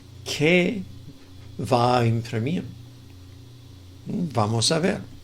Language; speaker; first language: Spanish; non-native, fluent; English